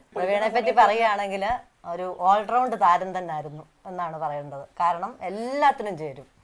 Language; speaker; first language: Malayalam; native; Malayalam